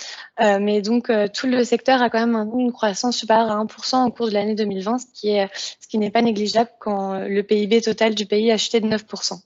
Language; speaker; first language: French; native; French